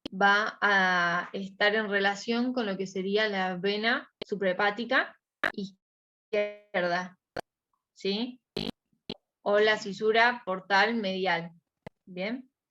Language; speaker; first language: Spanish; native; Spanish